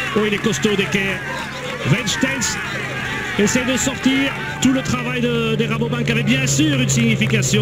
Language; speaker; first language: French; native; French